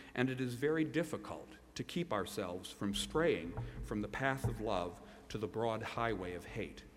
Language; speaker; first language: English; native; English